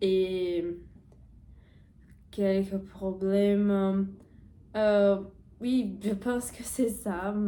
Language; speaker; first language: French; non-native, learner; Portuguese